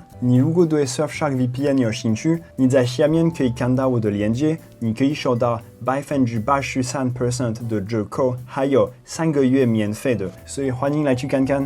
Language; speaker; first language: Chinese; non-native, fluent; French